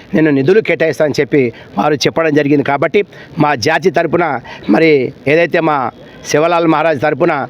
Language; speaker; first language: Telugu; non-native, local second language; Lambadi